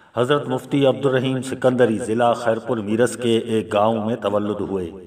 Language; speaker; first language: Urdu; non-native, local second language; Sindhi